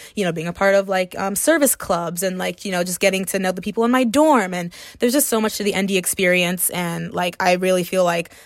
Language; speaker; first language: English; native; English